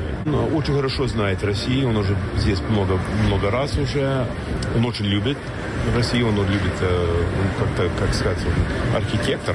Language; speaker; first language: Russian; non-native, fluent; English